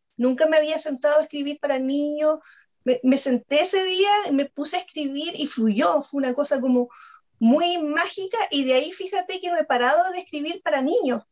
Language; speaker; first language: Spanish; native; Spanish